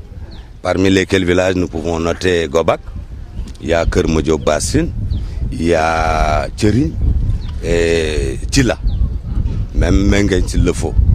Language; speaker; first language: French; non-native, local second language; Wolof